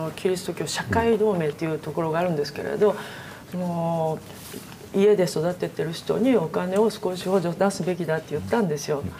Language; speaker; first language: Japanese; native; Japanese